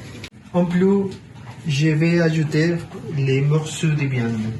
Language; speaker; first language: French; non-native, learner; Spanish